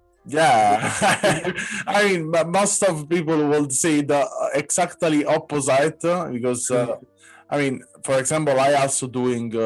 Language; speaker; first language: English; non-native, fluent; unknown